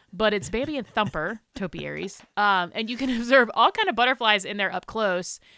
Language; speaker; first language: English; native; English